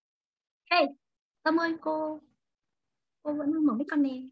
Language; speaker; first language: Vietnamese; native; Vietnamese